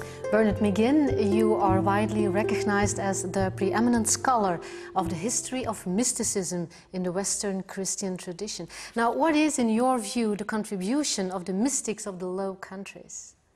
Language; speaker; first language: English; non-native, fluent; Dutch